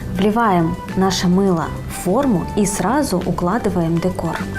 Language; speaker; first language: Russian; native; Russian